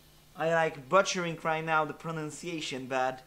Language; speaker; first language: English; non-native, fluent; Polish